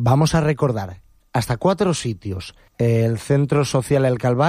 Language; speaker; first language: Spanish; native; Spanish